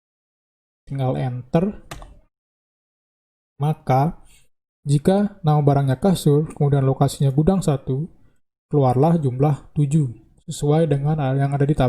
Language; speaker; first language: Indonesian; native; Indonesian